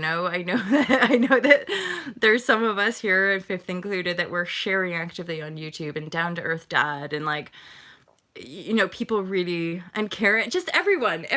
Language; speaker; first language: English; native; English